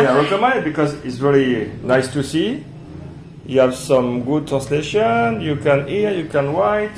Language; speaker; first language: English; non-native, learner; French